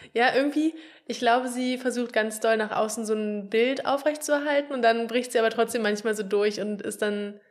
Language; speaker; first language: German; native; German